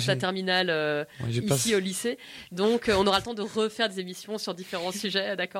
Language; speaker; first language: French; native; French